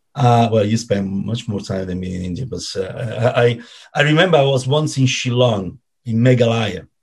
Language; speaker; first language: English; non-native, fluent; Italian